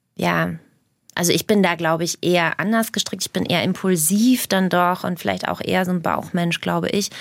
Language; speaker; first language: German; native; German